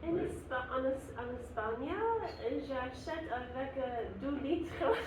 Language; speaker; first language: French; non-native, learner; Spanish